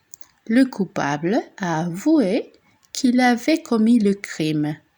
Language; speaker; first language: French; non-native, fluent; Spanish